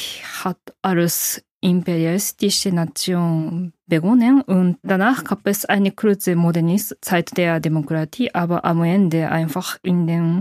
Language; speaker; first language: German; non-native, fluent; Japanese